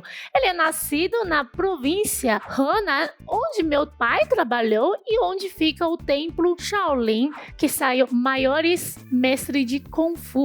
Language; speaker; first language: Portuguese; non-native, fluent; Chinese